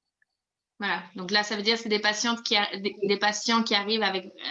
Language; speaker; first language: French; native; French